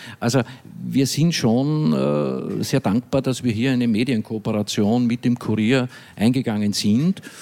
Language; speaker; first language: German; native; German